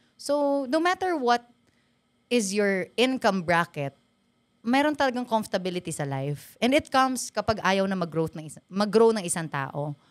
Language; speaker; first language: Filipino; native; Filipino